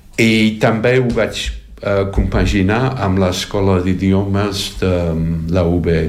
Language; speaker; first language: Catalan; non-native, fluent; English